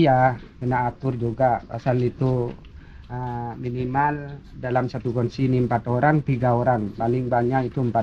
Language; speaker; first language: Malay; non-native, local second language; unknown